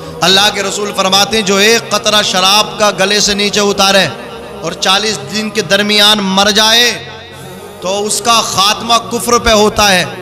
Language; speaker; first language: Urdu; native; Urdu